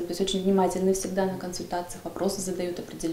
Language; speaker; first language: Russian; native; Russian